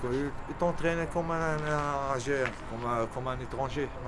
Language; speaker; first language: French; non-native, local second language; Arabic